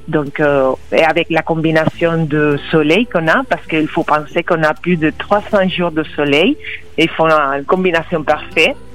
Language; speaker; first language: French; non-native, fluent; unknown